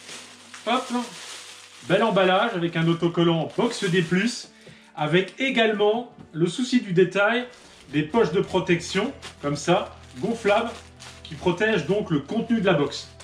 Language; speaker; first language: French; native; French